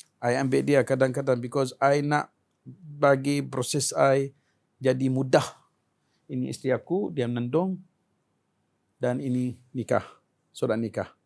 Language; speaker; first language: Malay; non-native, fluent; Arabic